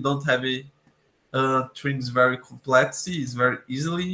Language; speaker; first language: English; non-native, learner; Portuguese